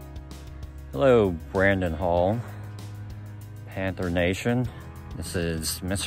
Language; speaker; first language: English; native; English